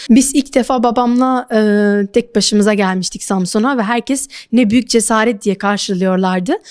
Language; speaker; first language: Turkish; non-native, fluent; Albanian